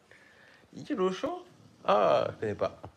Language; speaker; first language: French; native; French